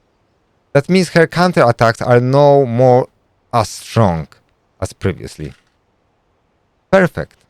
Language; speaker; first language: English; non-native, fluent; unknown